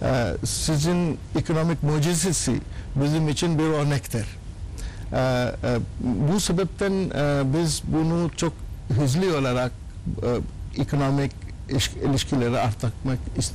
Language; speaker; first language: Turkish; non-native, learner; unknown